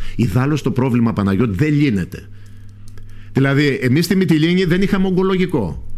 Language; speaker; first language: Greek; native; Greek